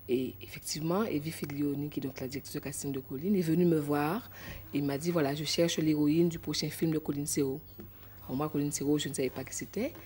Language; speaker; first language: French; native; French